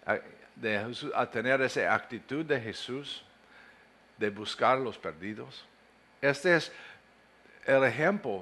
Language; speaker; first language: Spanish; non-native, fluent; English